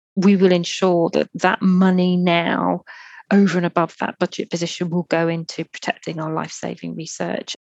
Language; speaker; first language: English; native; English